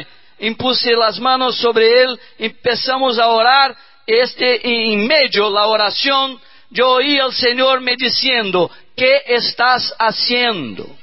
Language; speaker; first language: Spanish; non-native, learner; Portuguese